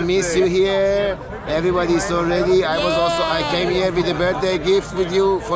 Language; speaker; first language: English; non-native, fluent; Persian